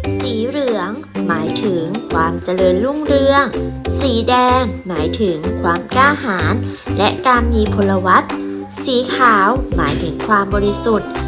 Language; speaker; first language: Thai; native; Thai